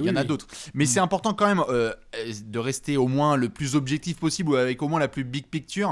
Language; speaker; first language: French; native; French